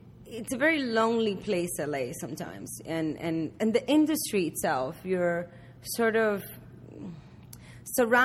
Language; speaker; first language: English; early bilingual, other home language; Spanish